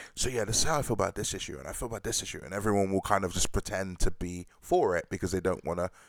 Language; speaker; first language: English; early bilingual, other home language; Krio